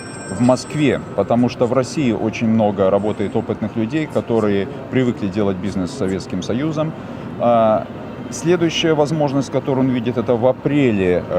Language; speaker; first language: Russian; native; Russian